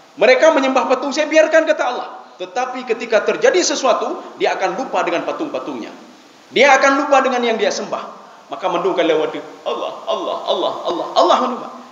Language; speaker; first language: Malay; non-native, local second language; Achinese